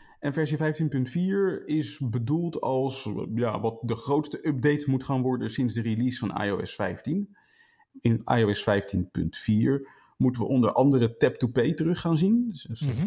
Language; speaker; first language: Dutch; native; Dutch